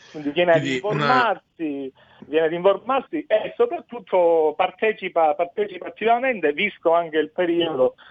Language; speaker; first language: Italian; native; Italian